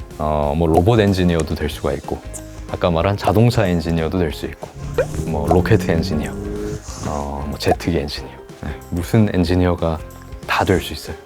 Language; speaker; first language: Korean; native; Korean